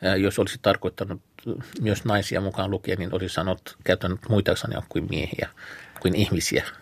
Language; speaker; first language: Finnish; non-native, fluent; Arabic